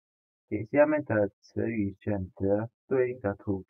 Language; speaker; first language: Chinese; non-native, fluent; Indonesian